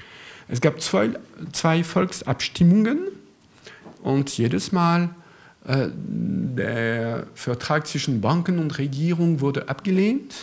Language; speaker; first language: German; non-native, fluent; French